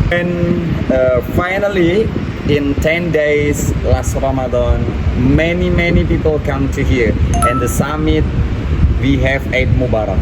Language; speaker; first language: English; non-native, learner; Indonesian